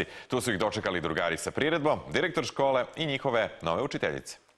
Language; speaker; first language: Serbian; native; Serbian